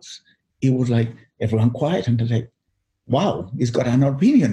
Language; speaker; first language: English; non-native, fluent; Spanish